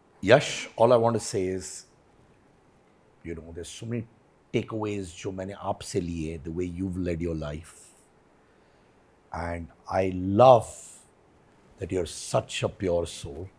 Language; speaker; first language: English; non-native, local second language; Hindi